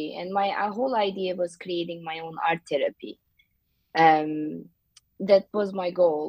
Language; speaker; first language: English; non-native, fluent; Turkish